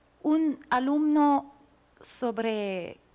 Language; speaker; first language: Spanish; non-native, learner; French